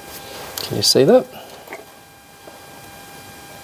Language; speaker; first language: English; native; English